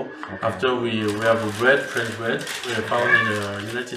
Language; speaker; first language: English; non-native, learner; French